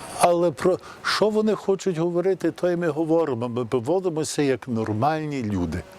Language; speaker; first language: Ukrainian; early bilingual, heritage; Ukrainian